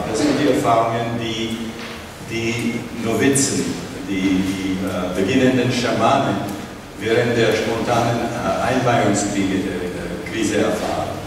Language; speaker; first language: German; non-native, fluent; Czech